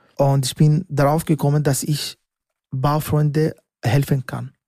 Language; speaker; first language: German; non-native, learner; Arabic